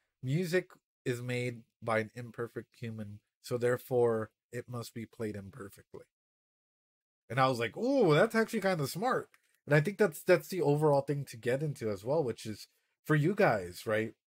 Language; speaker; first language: English; early bilingual, other home language; Spanish